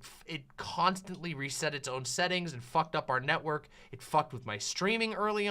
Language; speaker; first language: English; native; English